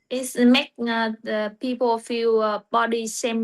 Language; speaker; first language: English; non-native, learner; Vietnamese